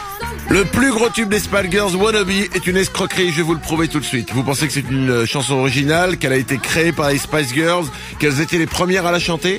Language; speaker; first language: French; native; French